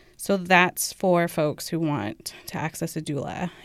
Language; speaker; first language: English; early bilingual, other home language; Amharic